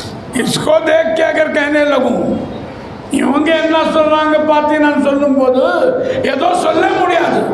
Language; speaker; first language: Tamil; non-native, learner; Urdu